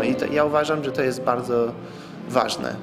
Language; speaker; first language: Polish; non-native, fluent; French